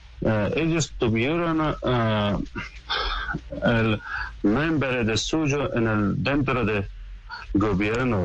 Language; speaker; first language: Spanish; non-native, learner; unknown